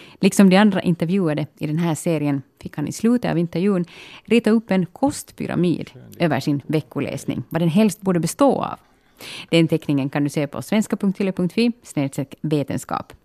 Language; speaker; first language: Swedish; native; Swedish